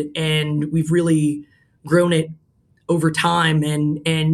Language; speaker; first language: English; native; English